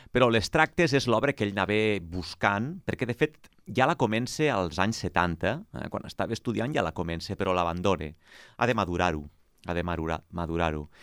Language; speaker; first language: Catalan; native; Catalan